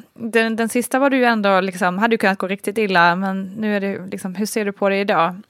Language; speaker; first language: Swedish; native; Swedish